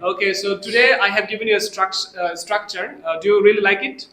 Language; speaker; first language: English; non-native, local second language; Bangla